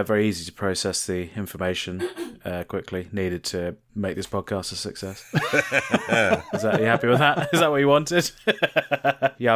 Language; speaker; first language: English; native; English